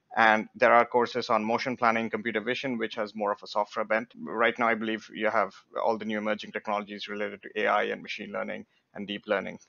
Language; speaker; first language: English; non-native, local second language; Bangla